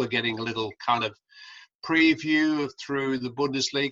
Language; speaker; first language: English; native; English